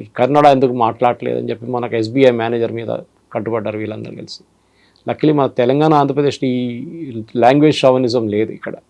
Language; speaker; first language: Telugu; non-native, fluent; Malayalam